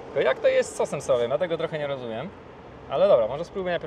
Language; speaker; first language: Polish; native; Polish